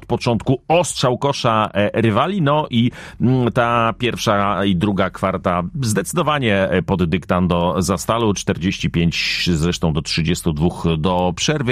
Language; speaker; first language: Polish; native; Polish